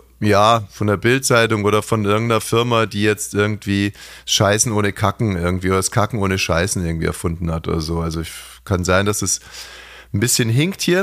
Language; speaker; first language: German; native; German